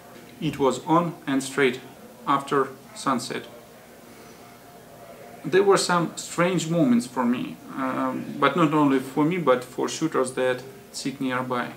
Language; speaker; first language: English; non-native, fluent; Russian